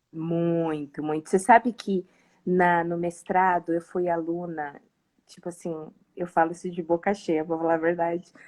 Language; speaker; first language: Portuguese; native; Portuguese